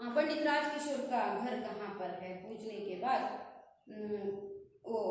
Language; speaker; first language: Hindi; non-native, local second language; Kannada